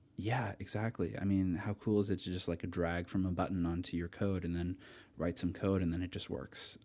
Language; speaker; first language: English; native; English